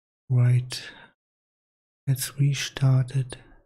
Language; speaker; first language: English; non-native, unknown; German